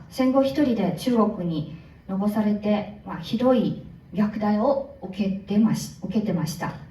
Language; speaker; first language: Japanese; non-native, fluent; Korean